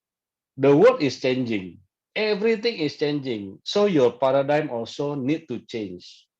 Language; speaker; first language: English; non-native, fluent; Indonesian